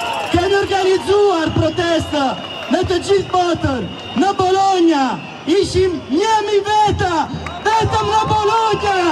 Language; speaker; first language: Albanian; early bilingual, heritage; Italian